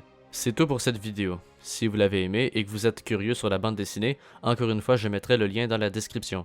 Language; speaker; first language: French; native; French